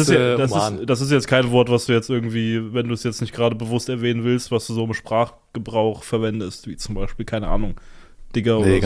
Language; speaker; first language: German; native; German